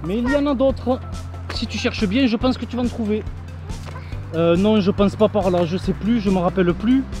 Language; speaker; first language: French; native; French